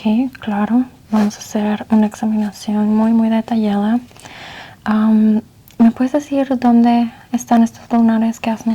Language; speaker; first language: Spanish; early bilingual, heritage; Spanish